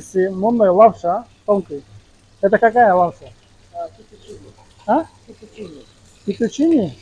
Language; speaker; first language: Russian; non-native, local second language; Kyrgyz